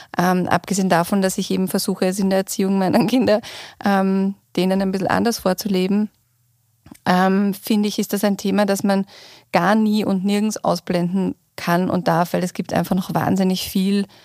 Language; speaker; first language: German; native; German